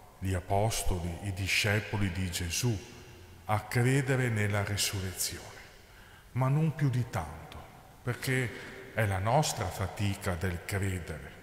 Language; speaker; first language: Italian; native; Italian